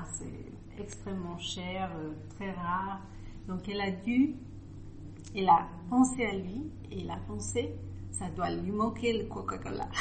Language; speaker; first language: French; non-native, fluent; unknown